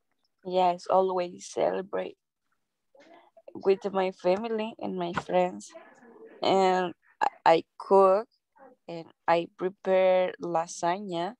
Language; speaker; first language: English; non-native, learner; Spanish